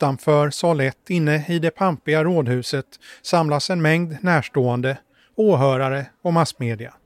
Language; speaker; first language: Swedish; native; Swedish